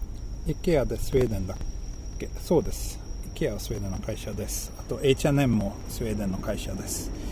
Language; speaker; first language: Japanese; non-native, learner; Swedish